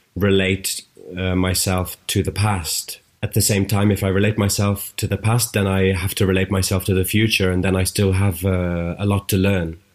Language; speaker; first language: English; native; English